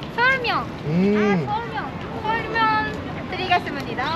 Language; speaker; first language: Korean; non-native, learner; Japanese